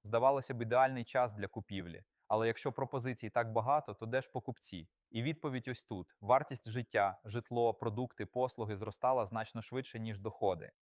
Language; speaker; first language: Ukrainian; native; Ukrainian